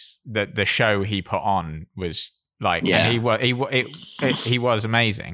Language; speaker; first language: English; native; English